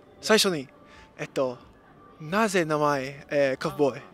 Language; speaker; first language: Japanese; non-native, learner; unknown